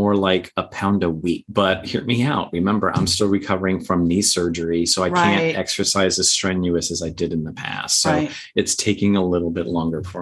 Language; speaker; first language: English; native; English